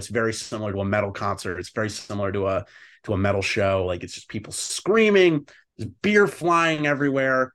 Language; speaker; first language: English; native; English